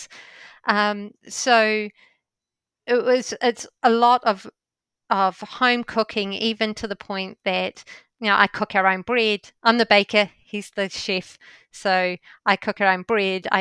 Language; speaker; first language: English; native; English